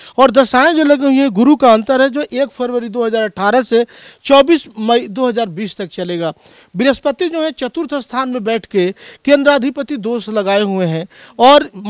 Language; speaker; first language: Hindi; native; Hindi